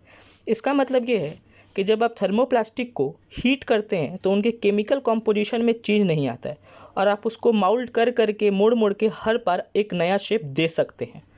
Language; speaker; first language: Hindi; native; Hindi